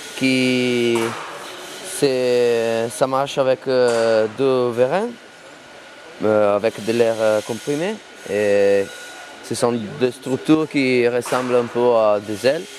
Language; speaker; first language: French; non-native, learner; Italian